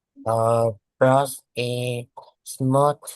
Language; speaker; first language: English; non-native, learner; Vietnamese